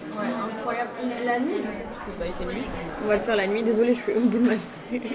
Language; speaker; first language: French; native; French